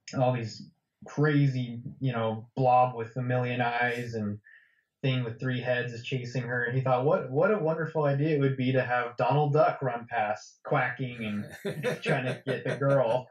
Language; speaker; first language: English; native; English